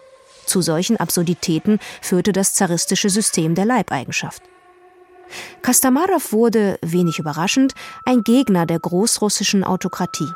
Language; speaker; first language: German; native; German